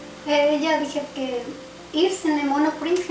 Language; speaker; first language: Dutch; non-native, fluent; Spanish